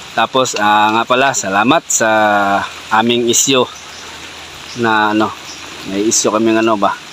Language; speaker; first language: Filipino; non-native, local second language; Bikol